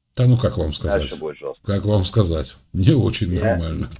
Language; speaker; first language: Russian; native; Russian